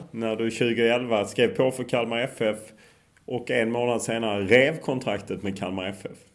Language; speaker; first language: Swedish; native; Swedish